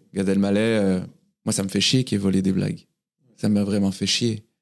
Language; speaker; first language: French; native; French